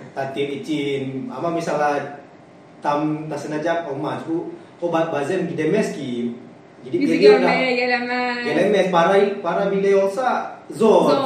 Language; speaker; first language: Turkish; non-native, learner; Indonesian